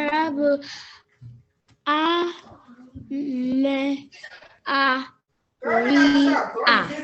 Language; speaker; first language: Igbo; early bilingual, heritage; English